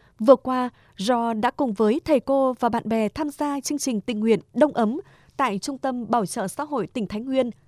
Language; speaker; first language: Vietnamese; native; Vietnamese